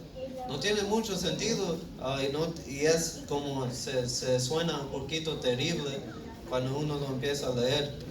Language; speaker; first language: Spanish; early bilingual, heritage; Spanish